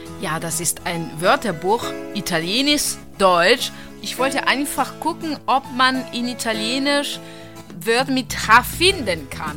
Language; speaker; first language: German; non-native, fluent; Italian